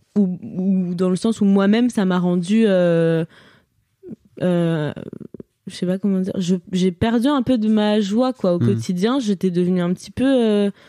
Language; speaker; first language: French; native; French